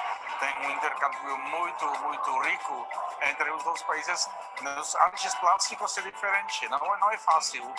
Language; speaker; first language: Portuguese; non-native, fluent; Czech